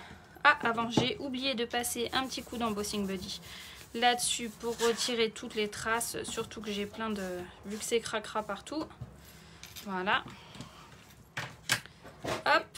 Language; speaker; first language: French; native; French